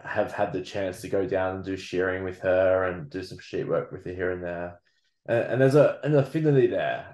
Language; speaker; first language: English; native; English